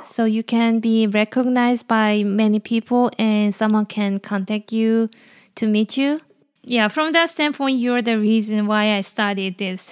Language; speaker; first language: English; non-native, fluent; Korean